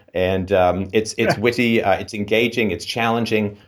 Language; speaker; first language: English; native; English